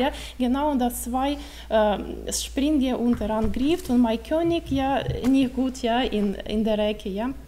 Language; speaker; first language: German; non-native, learner; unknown